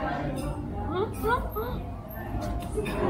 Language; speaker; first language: English; non-native, learner; Vietnamese